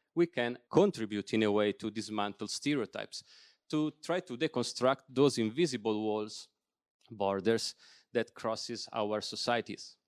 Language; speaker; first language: English; non-native, fluent; Italian